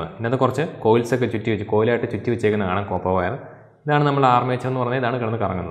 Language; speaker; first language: Malayalam; native; Malayalam